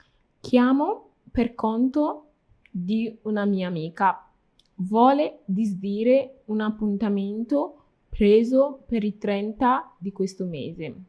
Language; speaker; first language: Italian; non-native, fluent; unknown